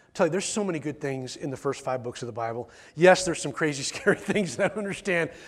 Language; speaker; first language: English; native; English